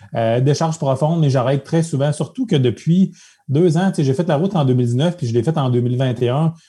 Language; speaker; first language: French; native; French